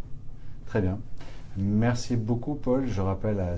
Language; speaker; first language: French; native; French